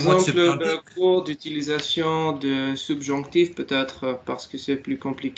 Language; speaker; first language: French; non-native, learner; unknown